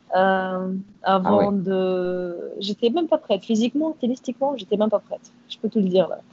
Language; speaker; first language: French; non-native, local second language; Arabic